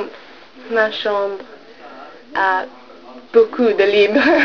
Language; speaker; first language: French; non-native, learner; English